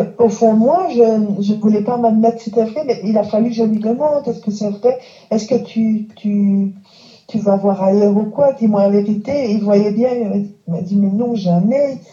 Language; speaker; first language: French; native; French